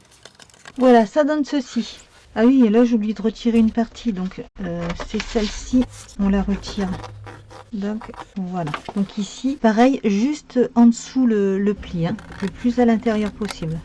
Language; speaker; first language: French; native; French